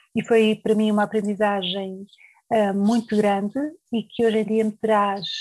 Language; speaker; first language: Portuguese; native; Portuguese